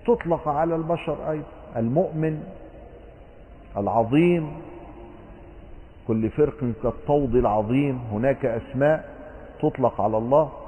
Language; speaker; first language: Arabic; native; Arabic